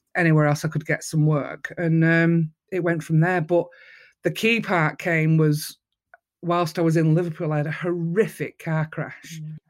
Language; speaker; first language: English; native; English